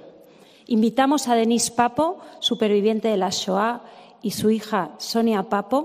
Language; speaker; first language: Spanish; native; Spanish